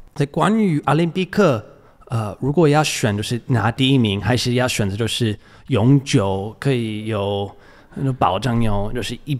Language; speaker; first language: Chinese; non-native, fluent; English